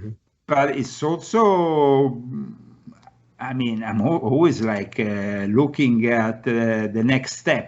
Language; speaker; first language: English; non-native, fluent; Italian